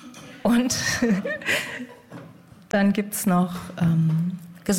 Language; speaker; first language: German; native; German